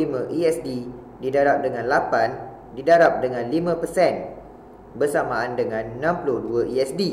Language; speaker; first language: Malay; native; Malay